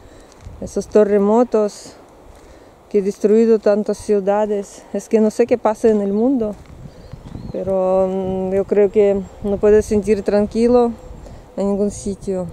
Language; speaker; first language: Spanish; non-native, learner; Russian